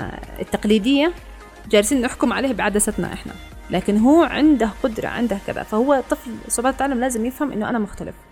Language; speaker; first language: Arabic; native; Arabic